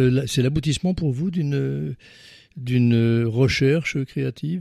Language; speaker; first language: French; native; French